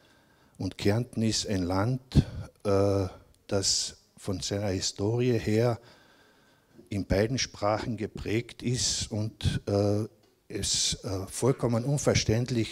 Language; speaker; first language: German; non-native, local second language; Slovenian